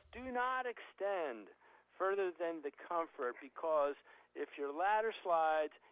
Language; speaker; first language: English; native; English